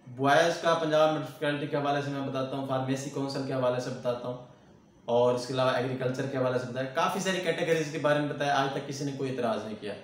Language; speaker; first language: Urdu; non-native, local second language; Punjabi